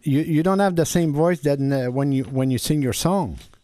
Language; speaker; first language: English; non-native, learner; French